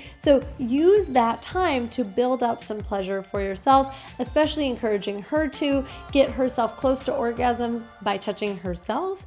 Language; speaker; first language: English; native; English